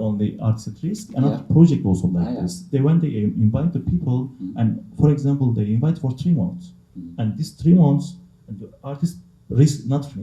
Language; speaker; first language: English; non-native, learner; Kurdish